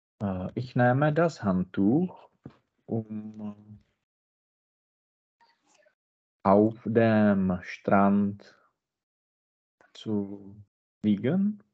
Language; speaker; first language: German; non-native, learner; Czech